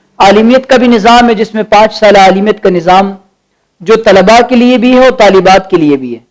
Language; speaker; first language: Urdu; native; Urdu